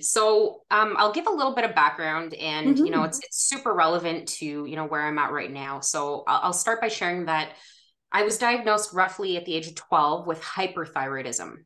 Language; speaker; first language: English; native; English